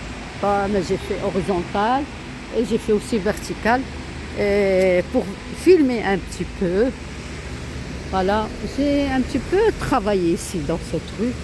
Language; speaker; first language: French; non-native, local second language; Arabic